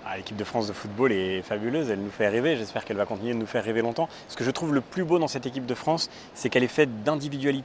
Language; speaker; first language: French; native; French